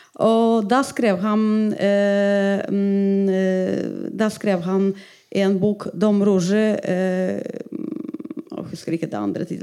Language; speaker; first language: Norwegian; non-native, fluent; Polish